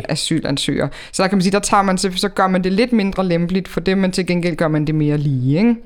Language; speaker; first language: Danish; native; Danish